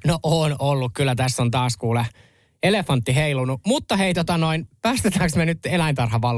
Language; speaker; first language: Finnish; native; Finnish